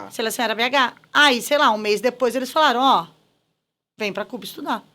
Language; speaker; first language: Portuguese; native; Portuguese